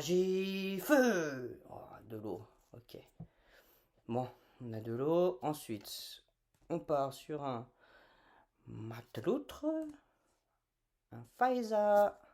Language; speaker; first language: French; native; French